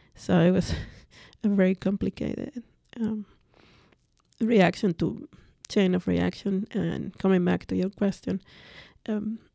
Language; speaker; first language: English; non-native, fluent; Spanish